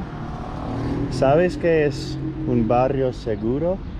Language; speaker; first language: Spanish; non-native, learner; English